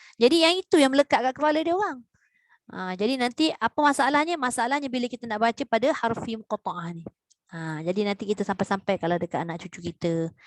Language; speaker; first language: Malay; native; Malay